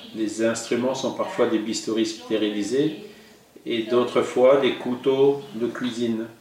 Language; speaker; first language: French; non-native, fluent; Portuguese